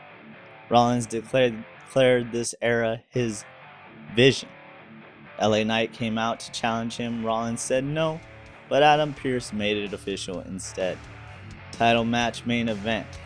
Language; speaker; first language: English; native; English